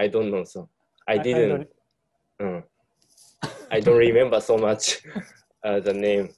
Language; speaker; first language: English; non-native, learner; Japanese